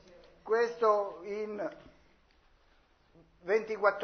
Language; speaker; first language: Spanish; non-native, learner; Italian